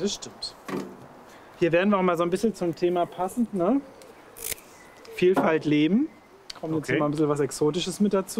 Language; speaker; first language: German; native; German